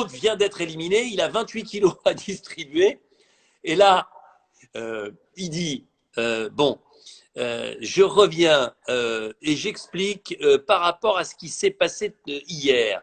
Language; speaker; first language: French; native; French